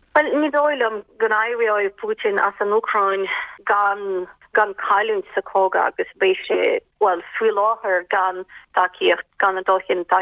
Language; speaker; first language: Irish; non-native, fluent; Ukrainian